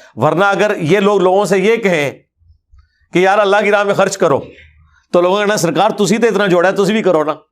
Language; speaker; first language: Urdu; non-native, local second language; Punjabi